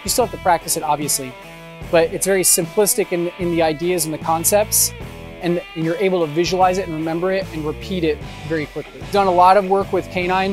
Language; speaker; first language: English; native; English